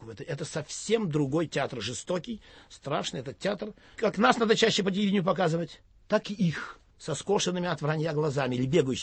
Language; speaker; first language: Russian; native; Russian